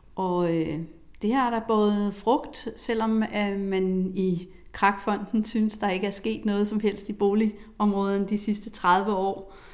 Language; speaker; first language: Danish; native; Danish